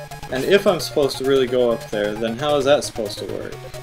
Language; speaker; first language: English; native; English